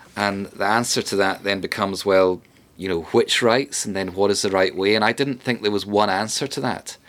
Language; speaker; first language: English; native; English